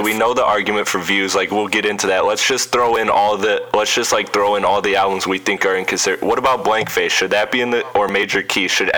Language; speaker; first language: English; native; English